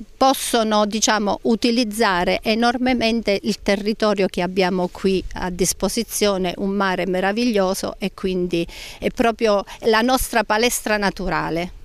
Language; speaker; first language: Italian; native; Italian